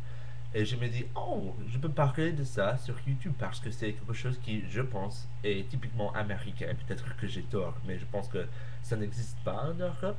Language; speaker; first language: French; non-native, learner; English